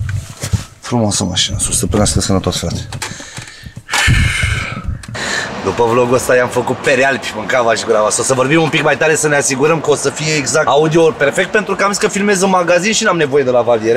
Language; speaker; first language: Romanian; native; Romanian